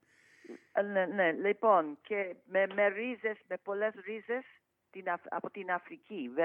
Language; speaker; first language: Greek; non-native, fluent; English